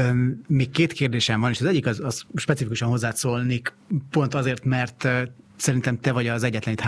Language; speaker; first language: Hungarian; native; Hungarian